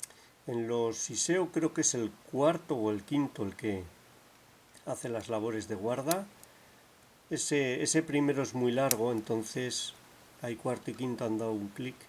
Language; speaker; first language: Spanish; native; Spanish